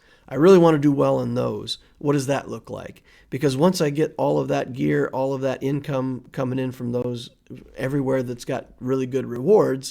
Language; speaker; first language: English; native; English